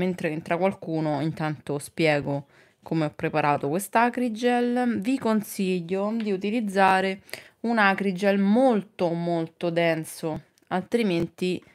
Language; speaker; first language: Italian; native; Italian